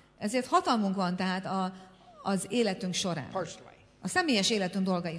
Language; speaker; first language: Hungarian; native; Hungarian